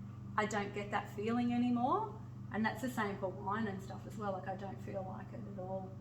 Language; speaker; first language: English; native; English